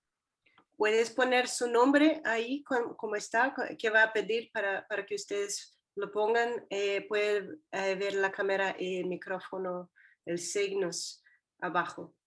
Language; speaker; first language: Spanish; non-native, fluent; Portuguese